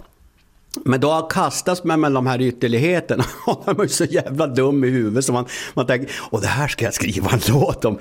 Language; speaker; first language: Swedish; native; Swedish